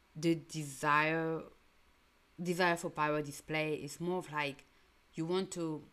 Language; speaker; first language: English; non-native, local second language; French